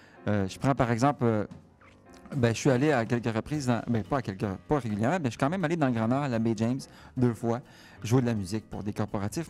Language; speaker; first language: French; native; French